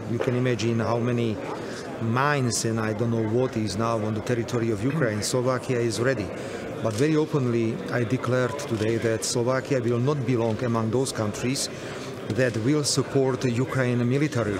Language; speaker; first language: English; non-native, fluent; Slovak